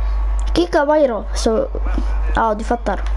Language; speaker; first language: Swedish; early bilingual, other home language; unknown